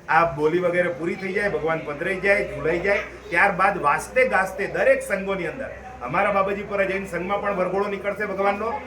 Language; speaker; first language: Gujarati; native; Gujarati